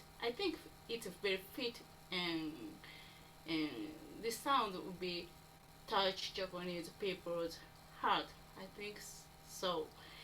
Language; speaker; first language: English; non-native, learner; Japanese